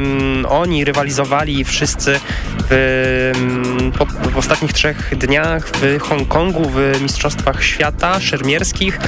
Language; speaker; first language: Polish; native; Polish